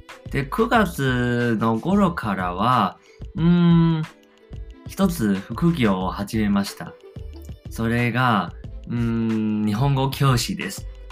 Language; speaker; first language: Japanese; non-native, fluent; Chinese